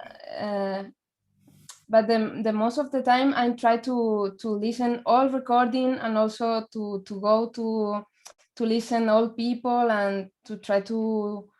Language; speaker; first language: English; non-native, learner; Spanish